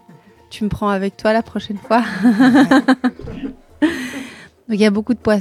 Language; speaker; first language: French; native; French